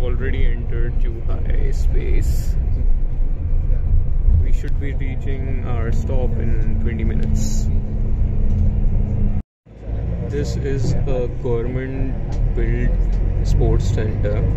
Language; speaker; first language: English; non-native, local second language; Hindi